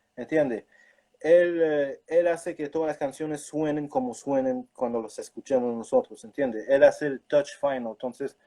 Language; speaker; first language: Spanish; early bilingual, heritage; Spanish